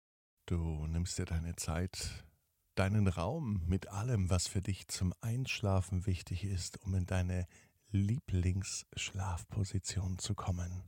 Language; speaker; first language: German; native; German